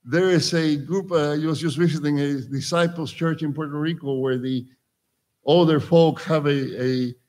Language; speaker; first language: English; non-native, fluent; Spanish